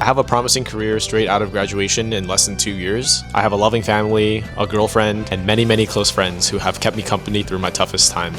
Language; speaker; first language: English; native; English